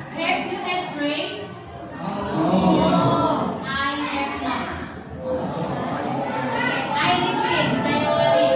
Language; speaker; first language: English; non-native, local second language; Indonesian